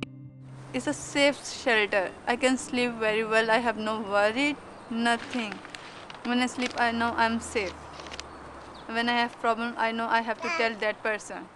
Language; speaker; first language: English; non-native, learner; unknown